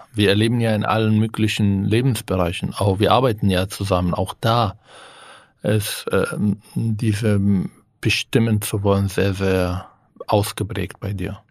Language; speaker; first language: German; non-native, fluent; Arabic